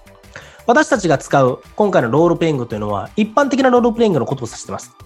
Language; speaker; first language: Japanese; native; Japanese